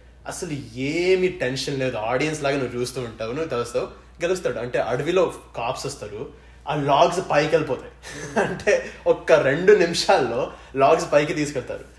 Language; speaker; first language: Telugu; early bilingual, other home language; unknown